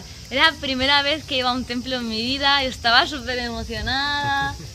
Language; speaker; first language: Spanish; native; Spanish